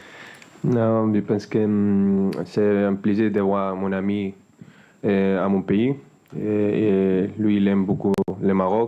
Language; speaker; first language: French; non-native, fluent; Spanish